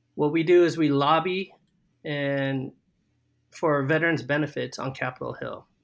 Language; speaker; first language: English; native; English